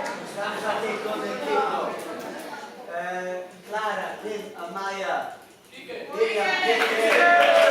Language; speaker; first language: Spanish; non-native, learner; Dutch